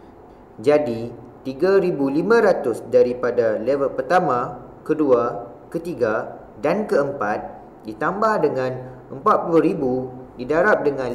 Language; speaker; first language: Malay; native; Malay